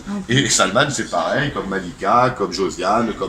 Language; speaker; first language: French; native; French